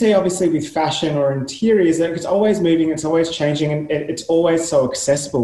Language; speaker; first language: English; native; English